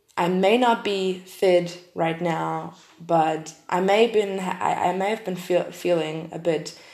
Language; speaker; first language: English; non-native, fluent; German